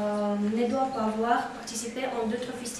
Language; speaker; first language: French; non-native, learner; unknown